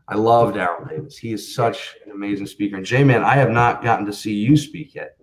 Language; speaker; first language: English; native; English